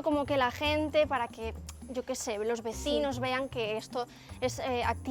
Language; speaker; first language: Spanish; native; Spanish